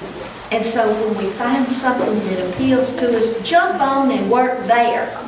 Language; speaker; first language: English; native; English